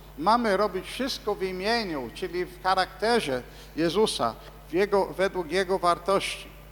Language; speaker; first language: Polish; non-native, fluent; English